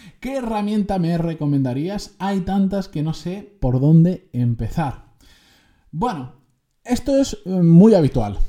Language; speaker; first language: Spanish; native; Spanish